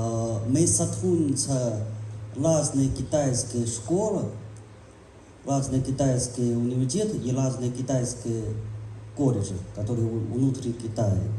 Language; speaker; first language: Russian; non-native, learner; Chinese